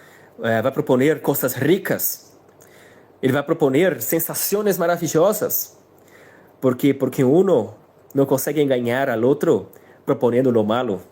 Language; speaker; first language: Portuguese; non-native, fluent; Spanish